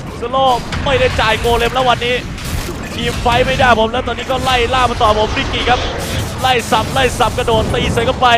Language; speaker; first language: Thai; native; Thai